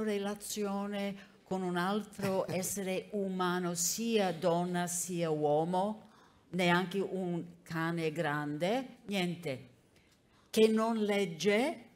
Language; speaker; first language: Italian; non-native, fluent; English